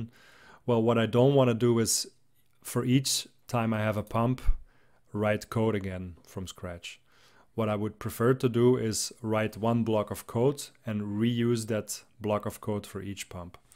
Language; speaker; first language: English; non-native, fluent; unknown